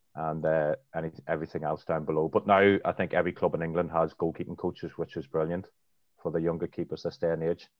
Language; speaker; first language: English; native; English